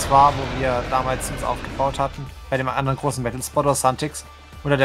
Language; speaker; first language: German; native; German